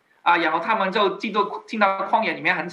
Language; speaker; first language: Chinese; native; Chinese